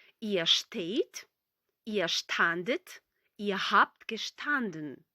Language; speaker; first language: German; non-native, fluent; Ukrainian